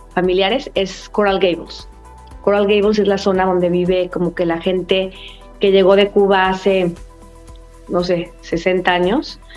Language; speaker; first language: Spanish; native; Spanish